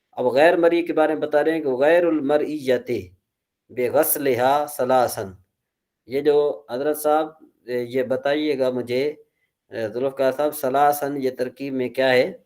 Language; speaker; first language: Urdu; non-native, local second language; Sindhi